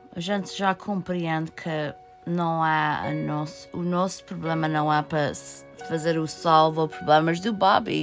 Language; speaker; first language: Portuguese; early bilingual, heritage; Portuguese